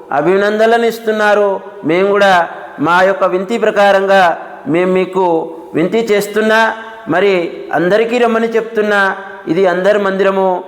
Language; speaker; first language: Telugu; non-native, local second language; Lambadi